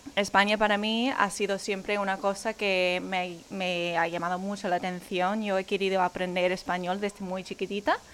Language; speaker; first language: Spanish; non-native, fluent; English